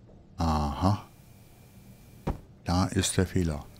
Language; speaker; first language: German; native; German